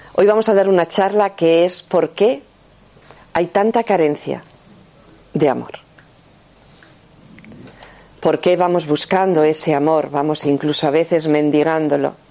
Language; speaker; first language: Spanish; native; Spanish